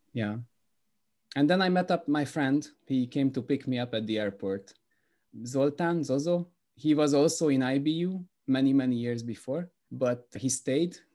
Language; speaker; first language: English; non-native, fluent; Hungarian